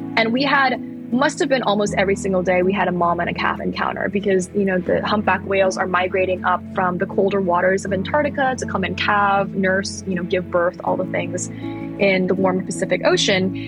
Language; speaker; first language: English; early bilingual, other home language; Thai